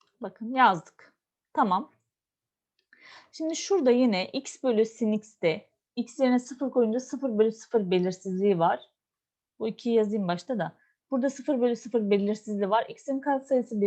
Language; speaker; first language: Turkish; native; Turkish